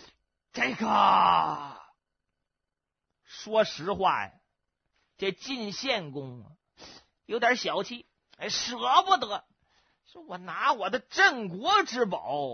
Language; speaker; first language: Chinese; native; Chinese